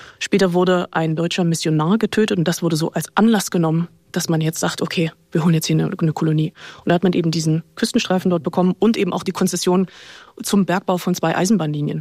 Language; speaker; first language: German; native; German